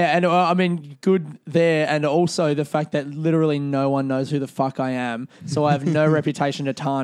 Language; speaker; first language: English; native; English